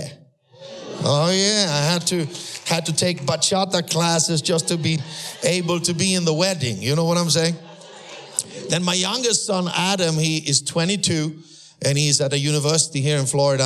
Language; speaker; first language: English; non-native, fluent; German